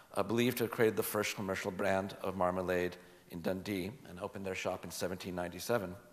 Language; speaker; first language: English; native; English